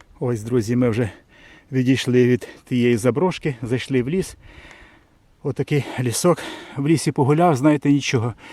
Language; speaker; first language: Ukrainian; non-native, local second language; Russian